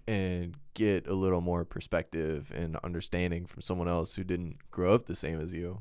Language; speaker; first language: English; native; English